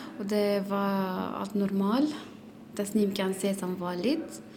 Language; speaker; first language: Swedish; non-native, learner; Arabic